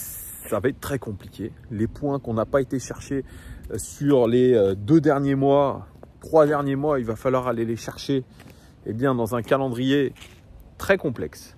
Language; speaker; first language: French; native; French